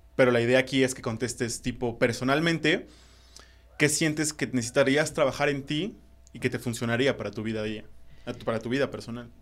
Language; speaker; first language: Spanish; native; Spanish